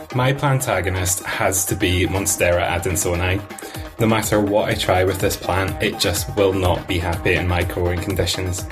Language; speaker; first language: English; native; English